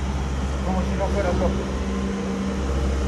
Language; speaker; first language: Spanish; native; Spanish